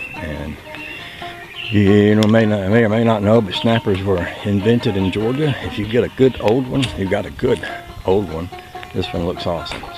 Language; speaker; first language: English; native; English